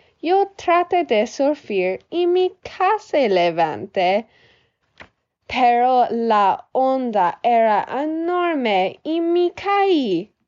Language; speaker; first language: Spanish; non-native, learner; English